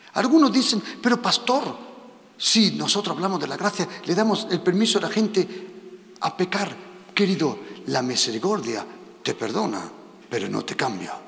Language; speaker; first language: Spanish; non-native, fluent; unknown